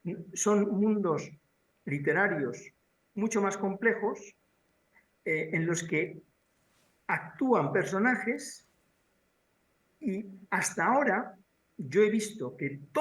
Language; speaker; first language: Spanish; native; Spanish